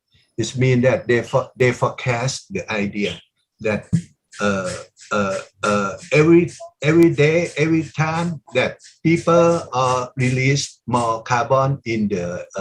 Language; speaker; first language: English; non-native, learner; Thai